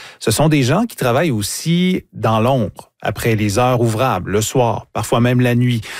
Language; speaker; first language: French; native; French